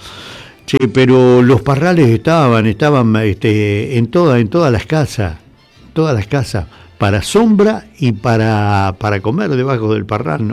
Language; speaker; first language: Spanish; native; Spanish